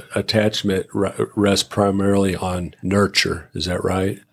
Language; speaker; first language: English; native; English